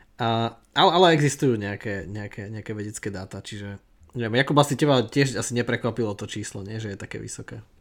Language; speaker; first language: Slovak; native; Slovak